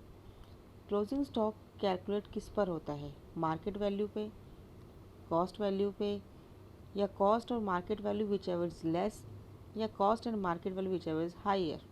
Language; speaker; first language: Hindi; native; Hindi